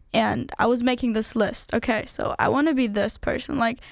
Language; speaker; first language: English; non-native, fluent; German